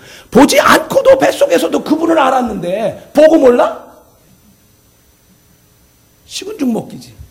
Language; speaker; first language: Korean; native; Korean